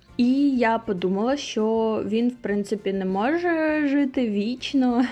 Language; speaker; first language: Ukrainian; non-native, local second language; Russian